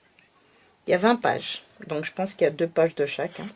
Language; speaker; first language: French; native; French